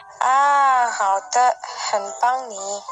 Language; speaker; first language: Chinese; non-native, learner; Indonesian